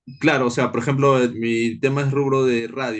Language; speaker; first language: Spanish; native; Spanish